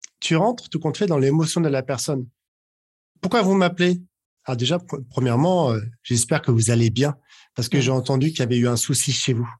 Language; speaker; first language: French; native; French